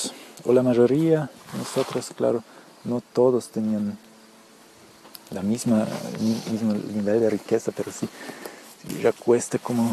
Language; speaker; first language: Spanish; early bilingual, heritage; Spanish